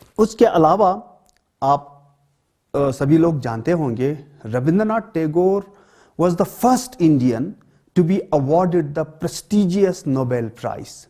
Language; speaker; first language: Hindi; non-native, local second language; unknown